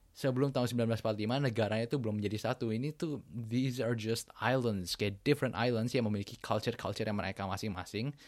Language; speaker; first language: Indonesian; native; Indonesian